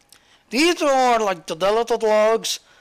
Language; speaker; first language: English; native; English